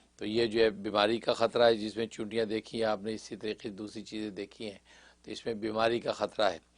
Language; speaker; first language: Urdu; native; Urdu